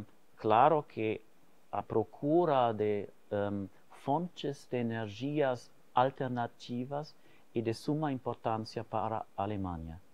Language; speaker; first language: Portuguese; non-native, fluent; German